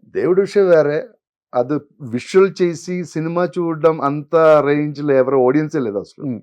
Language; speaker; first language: Telugu; non-native, fluent; Malayalam